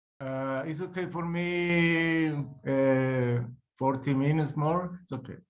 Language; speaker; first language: English; non-native, learner; Spanish